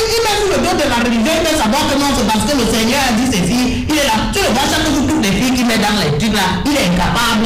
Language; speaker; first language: French; native; French